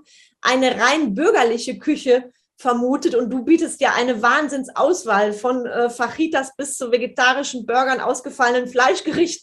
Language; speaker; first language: German; native; German